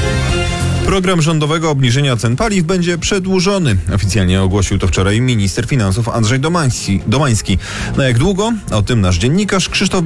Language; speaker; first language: Polish; native; Polish